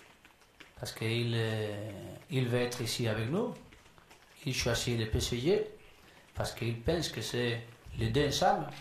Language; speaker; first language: French; non-native, learner; Spanish